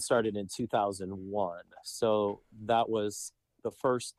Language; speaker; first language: English; native; English